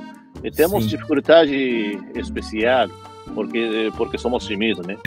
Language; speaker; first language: Portuguese; non-native, fluent; Japanese